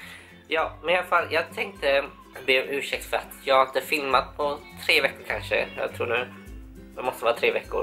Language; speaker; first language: Swedish; non-native, fluent; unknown